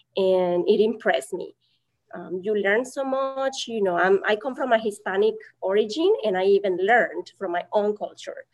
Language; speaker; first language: English; non-native, fluent; Spanish